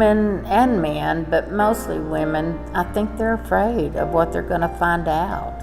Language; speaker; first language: English; native; English